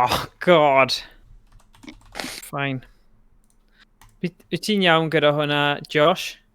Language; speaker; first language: Welsh; native; Welsh